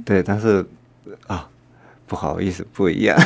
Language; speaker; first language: Chinese; non-native, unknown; Japanese